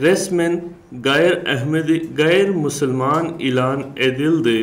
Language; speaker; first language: Turkish; non-native, learner; Urdu